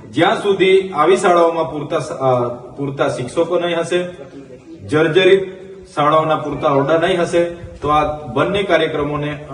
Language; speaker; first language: Gujarati; non-native, local second language; Bhili